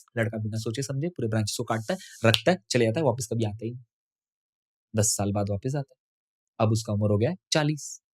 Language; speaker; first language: Hindi; non-native, local second language; Tamil